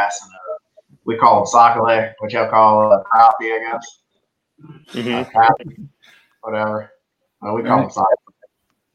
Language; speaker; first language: English; native; English